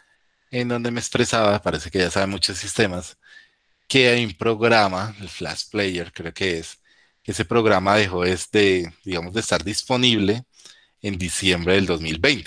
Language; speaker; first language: Spanish; native; Spanish